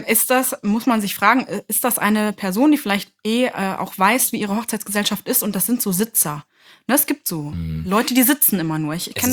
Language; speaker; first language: German; native; German